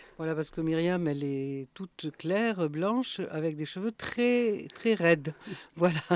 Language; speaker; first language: French; native; French